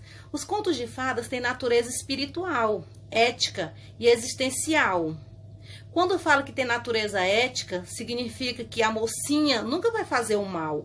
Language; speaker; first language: Portuguese; native; Portuguese